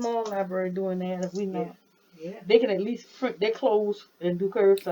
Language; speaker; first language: English; native; English